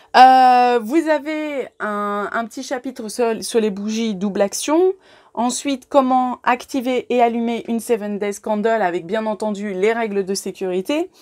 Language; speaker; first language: French; native; French